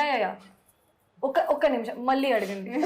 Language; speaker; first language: Telugu; non-native, fluent; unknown